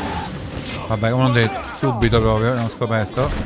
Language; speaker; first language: Italian; native; Italian